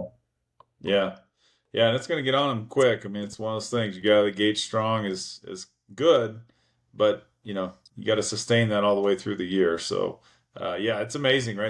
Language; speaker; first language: English; native; English